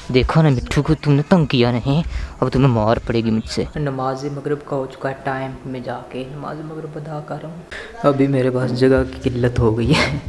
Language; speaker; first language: Urdu; non-native, local second language; Punjabi